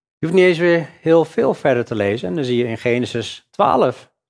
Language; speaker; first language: Dutch; native; Dutch